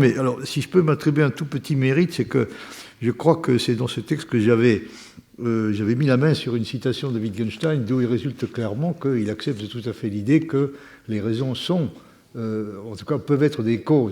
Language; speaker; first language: French; native; French